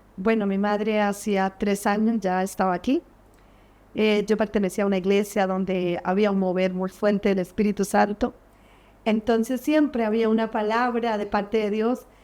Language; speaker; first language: Spanish; native; Spanish